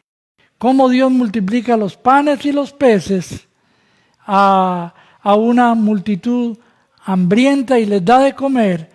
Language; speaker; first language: Spanish; native; Spanish